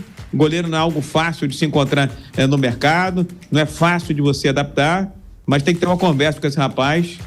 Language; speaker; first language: Portuguese; native; Portuguese